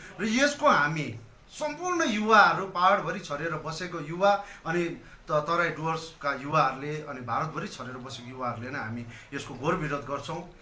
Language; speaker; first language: Nepali; native; Nepali